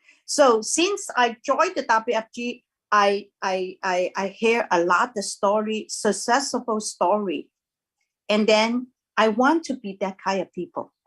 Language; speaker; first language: English; non-native, learner; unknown